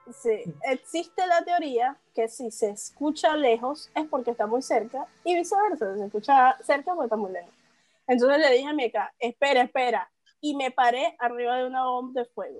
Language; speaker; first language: Spanish; native; Spanish